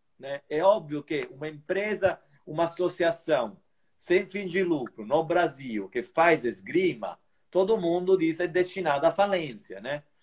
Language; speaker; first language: Portuguese; non-native, fluent; Italian